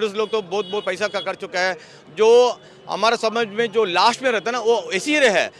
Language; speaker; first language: Hindi; non-native, local second language; Kannada